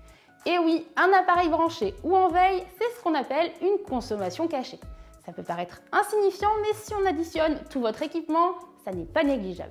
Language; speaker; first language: French; native; French